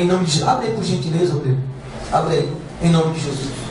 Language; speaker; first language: Portuguese; native; Portuguese